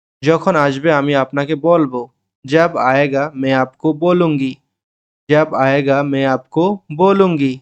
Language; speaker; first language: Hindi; non-native, learner; Bangla